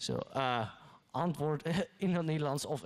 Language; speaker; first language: Dutch; non-native, learner; German